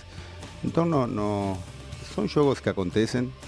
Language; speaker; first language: Portuguese; non-native, fluent; Spanish